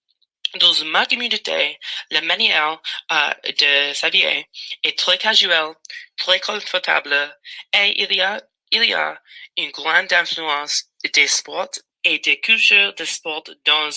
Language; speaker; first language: French; non-native, learner; English